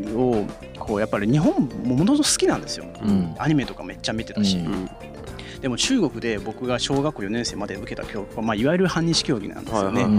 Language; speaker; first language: Japanese; early bilingual, other home language; Chinese